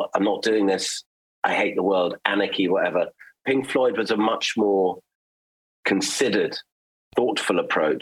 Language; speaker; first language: English; early bilingual, other home language; German